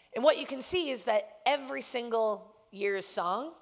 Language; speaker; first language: English; native; English